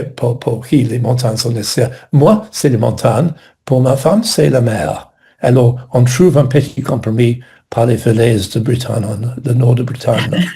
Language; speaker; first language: French; non-native, fluent; English